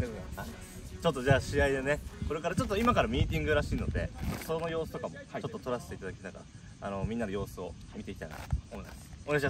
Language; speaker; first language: Japanese; native; Japanese